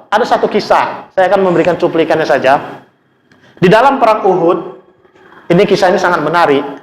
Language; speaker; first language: Indonesian; native; Indonesian